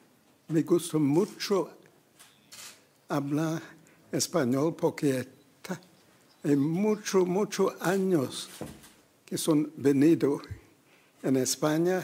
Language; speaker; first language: Spanish; non-native, learner; English